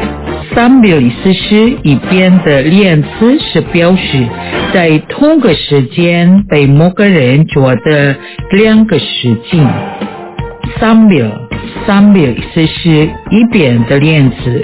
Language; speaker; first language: Chinese; non-native, fluent; Indonesian